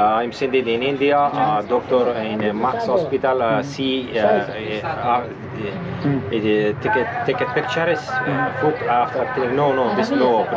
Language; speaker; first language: English; non-native, learner; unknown